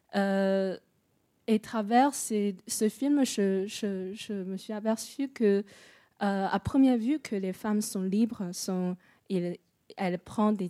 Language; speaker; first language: French; non-native, fluent; Chinese